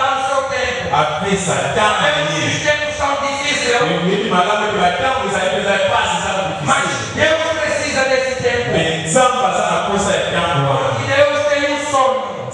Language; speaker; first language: Portuguese; non-native, fluent; Lingala